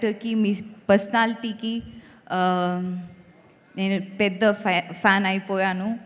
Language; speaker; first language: Telugu; non-native, learner; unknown